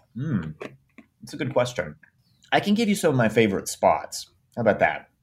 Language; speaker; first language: English; native; English